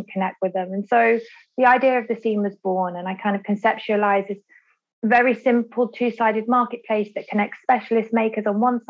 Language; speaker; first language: English; native; English